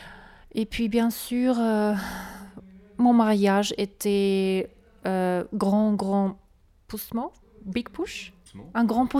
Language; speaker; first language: French; non-native, learner; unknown